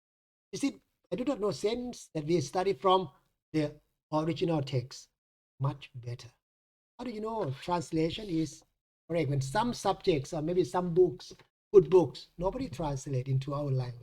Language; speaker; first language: English; non-native, fluent; Thai